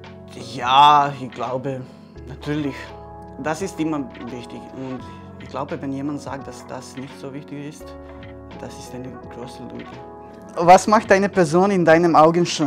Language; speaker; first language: German; non-native, fluent; Serbian